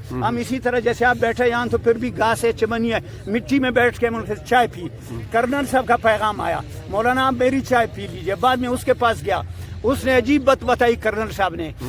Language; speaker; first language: Urdu; non-native, local second language; Pashto